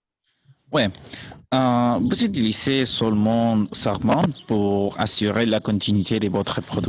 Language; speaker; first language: French; non-native, learner; Spanish